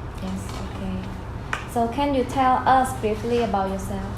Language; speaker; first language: English; non-native, learner; Khmer